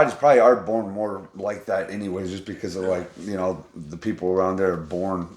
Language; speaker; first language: English; native; English